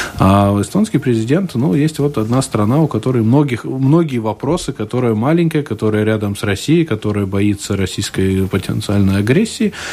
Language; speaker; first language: Russian; non-native, local second language; Latvian